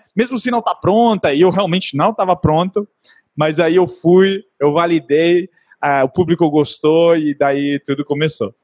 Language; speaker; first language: Portuguese; non-native, fluent; Italian